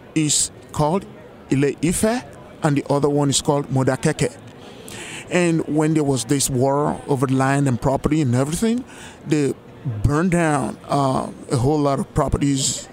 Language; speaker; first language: English; non-native, local second language; Yoruba